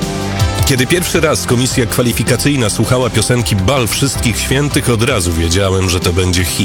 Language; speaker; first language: Polish; native; Polish